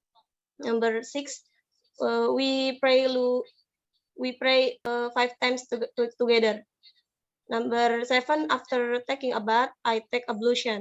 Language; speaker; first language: English; non-native, learner; Indonesian